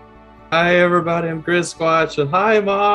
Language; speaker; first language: English; native; English